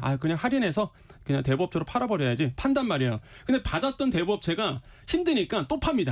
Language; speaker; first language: Korean; native; Korean